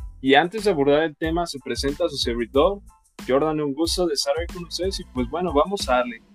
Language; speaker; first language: Spanish; native; Spanish